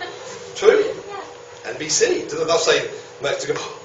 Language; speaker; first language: English; native; English